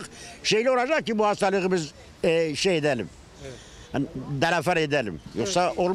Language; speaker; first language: Turkish; native; Turkish